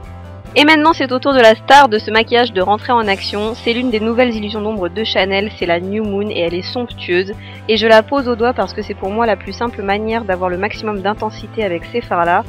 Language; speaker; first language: French; native; French